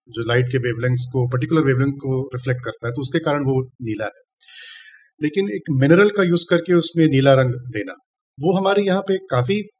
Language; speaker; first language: Hindi; non-native, local second language; Tamil